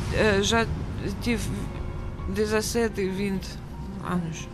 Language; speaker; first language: Portuguese; non-native, learner; Russian